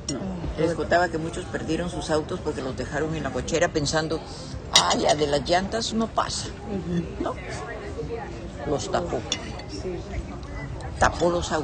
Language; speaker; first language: Spanish; native; Spanish